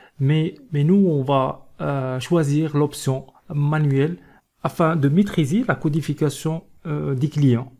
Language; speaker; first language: French; non-native, local second language; Arabic